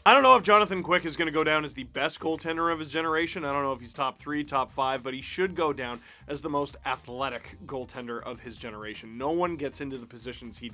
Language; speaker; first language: English; native; English